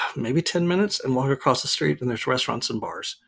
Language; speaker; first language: English; native; English